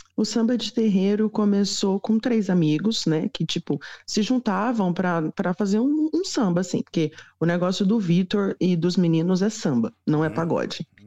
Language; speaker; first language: Portuguese; native; Portuguese